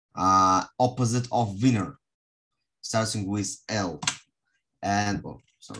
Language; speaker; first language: English; non-native, fluent; Russian